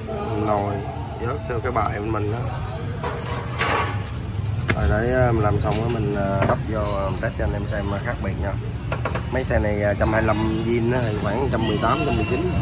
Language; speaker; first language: Vietnamese; native; Vietnamese